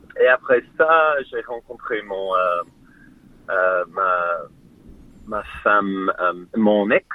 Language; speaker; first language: French; non-native, fluent; English